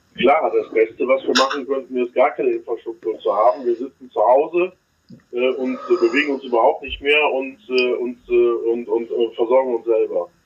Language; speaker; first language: German; native; German